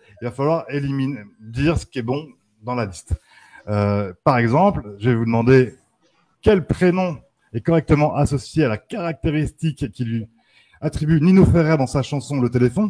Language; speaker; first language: French; native; French